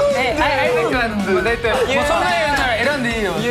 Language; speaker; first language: Japanese; native; Japanese